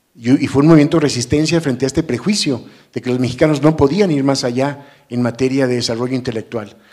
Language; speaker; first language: Spanish; native; Spanish